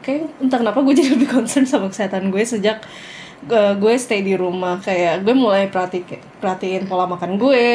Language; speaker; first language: Indonesian; early bilingual, heritage; Indonesian